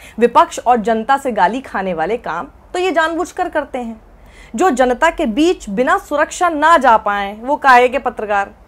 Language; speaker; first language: Hindi; native; Hindi